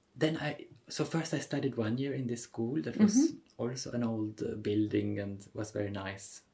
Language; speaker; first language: English; non-native, fluent; Swedish